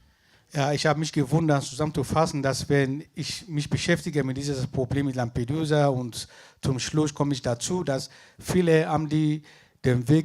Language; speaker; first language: German; non-native, fluent; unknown